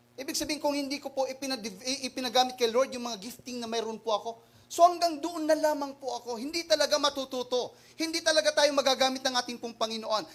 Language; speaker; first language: Filipino; non-native, local second language; Waray